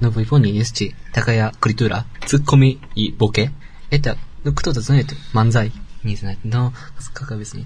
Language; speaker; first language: Russian; non-native, learner; Japanese